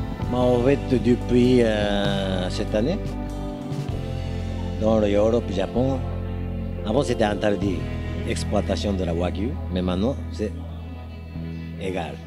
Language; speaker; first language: French; non-native, learner; Japanese